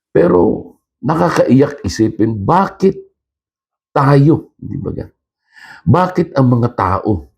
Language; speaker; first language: Filipino; native; Filipino